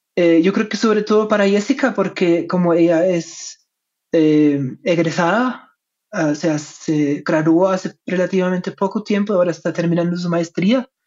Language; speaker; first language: Spanish; non-native, fluent; German